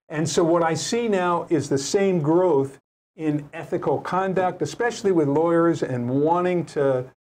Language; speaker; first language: English; native; English